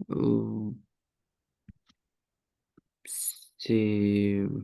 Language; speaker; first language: French; non-native, learner; Romanian